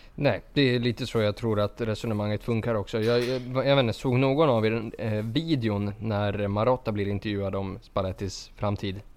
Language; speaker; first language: Swedish; native; Swedish